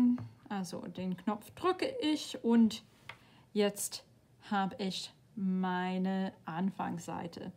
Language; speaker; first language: German; non-native, fluent; English